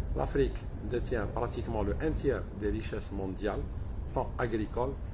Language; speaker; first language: French; non-native, local second language; Arabic